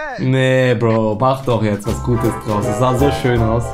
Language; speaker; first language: German; native; German